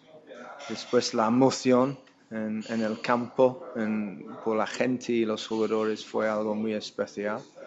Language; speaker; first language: Spanish; non-native, fluent; English